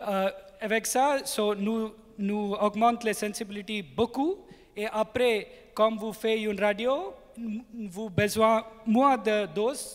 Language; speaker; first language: French; non-native, learner; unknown